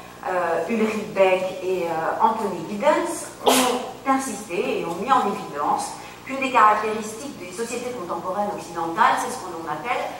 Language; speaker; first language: French; native; French